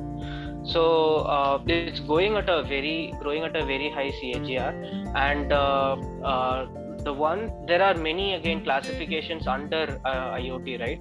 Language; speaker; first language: English; non-native, local second language; Tamil